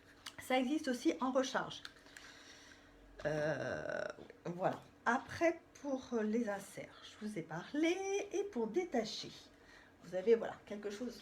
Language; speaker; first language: French; native; French